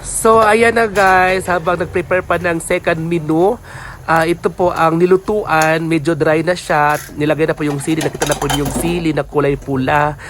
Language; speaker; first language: Filipino; non-native, local second language; Cebuano